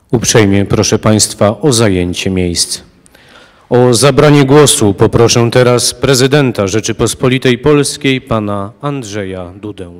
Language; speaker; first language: Polish; native; Polish